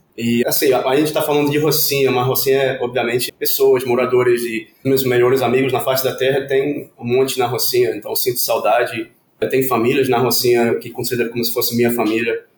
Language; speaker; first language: Portuguese; non-native, fluent; Spanish